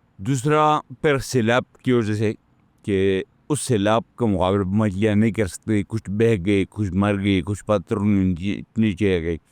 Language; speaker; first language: Urdu; non-native, local second language; Pashto